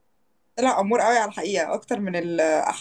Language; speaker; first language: Arabic; native; Arabic